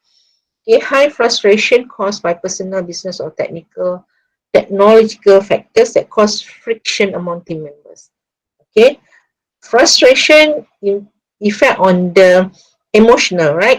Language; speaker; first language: English; non-native, local second language; Malay